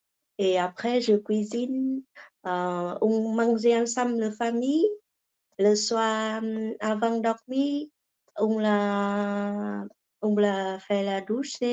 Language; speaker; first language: French; non-native, learner; Vietnamese